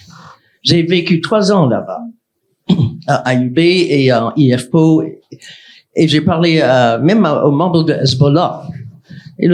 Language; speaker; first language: French; non-native, fluent; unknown